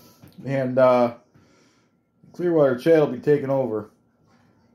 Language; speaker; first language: English; native; English